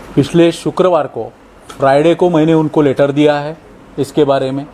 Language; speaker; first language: Hindi; non-native, local second language; Marathi